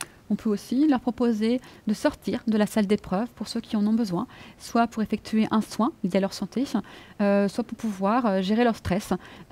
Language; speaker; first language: French; native; French